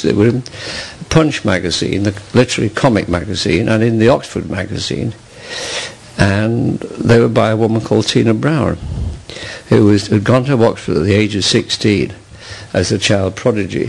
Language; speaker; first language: English; native; English